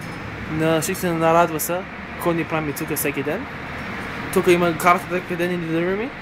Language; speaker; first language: Bulgarian; early bilingual, heritage; Bulgarian